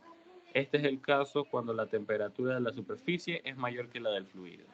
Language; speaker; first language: Spanish; native; Spanish